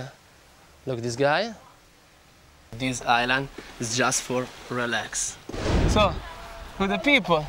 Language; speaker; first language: English; non-native, learner; Italian